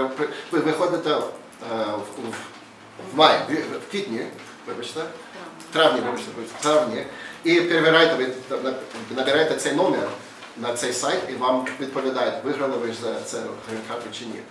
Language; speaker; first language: Ukrainian; non-native, learner; Russian